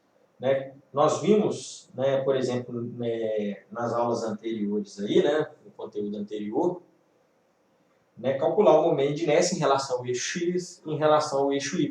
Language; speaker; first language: Portuguese; native; Portuguese